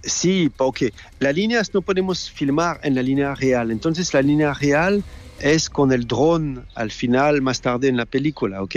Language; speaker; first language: Spanish; non-native, learner; French